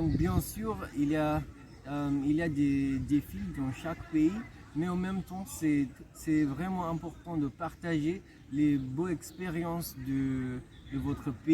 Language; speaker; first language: French; non-native, fluent; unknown